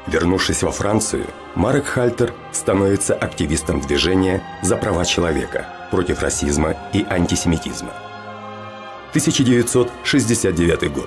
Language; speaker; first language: Russian; native; Russian